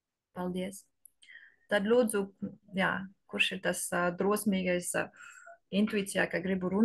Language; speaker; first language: Latvian; non-native, learner; French